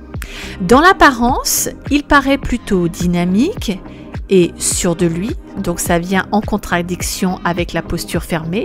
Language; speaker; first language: French; native; French